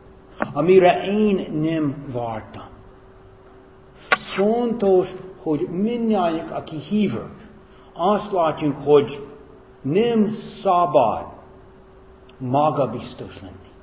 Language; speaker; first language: Hungarian; non-native, fluent; English